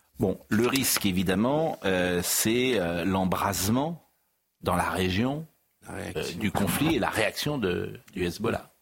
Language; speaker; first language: French; native; French